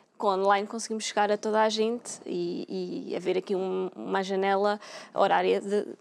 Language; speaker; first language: Portuguese; native; Portuguese